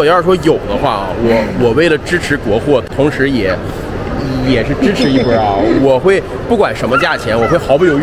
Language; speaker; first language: Chinese; native; Chinese